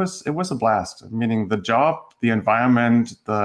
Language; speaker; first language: English; non-native, fluent; German